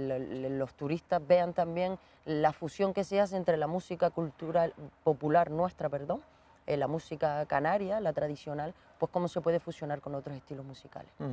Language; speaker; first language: Spanish; native; Spanish